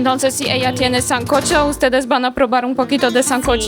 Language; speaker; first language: Spanish; non-native, fluent; Polish